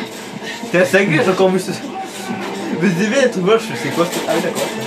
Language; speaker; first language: French; native; French